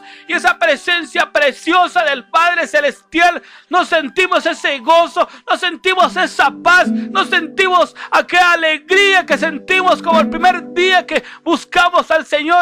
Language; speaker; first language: Spanish; native; Spanish